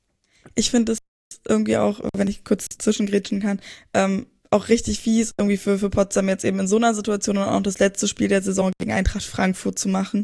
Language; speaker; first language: German; native; German